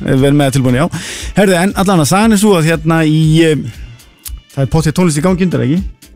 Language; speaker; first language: Icelandic; native; Icelandic